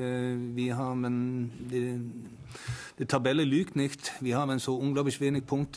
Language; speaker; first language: German; non-native, fluent; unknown